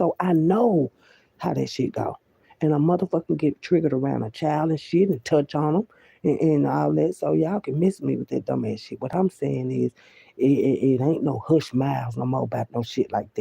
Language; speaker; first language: English; native; English